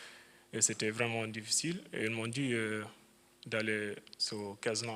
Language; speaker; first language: French; non-native, fluent; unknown